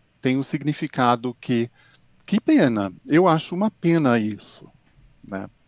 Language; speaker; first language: Portuguese; non-native, fluent; English